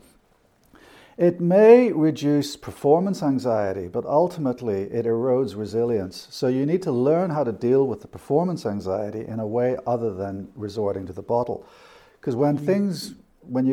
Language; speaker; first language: English; native; English